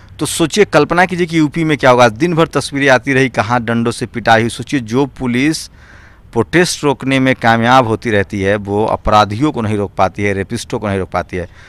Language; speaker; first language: Hindi; native; Hindi